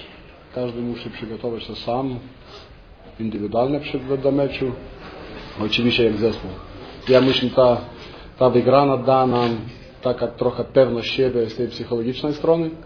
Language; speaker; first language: Polish; non-native, fluent; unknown